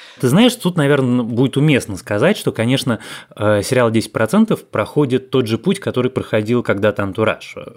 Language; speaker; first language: Russian; native; Russian